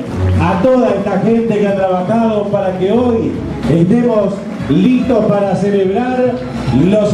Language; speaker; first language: Spanish; native; Spanish